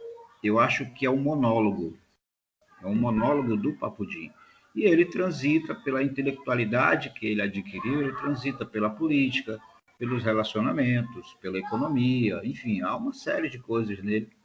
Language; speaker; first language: Portuguese; native; Portuguese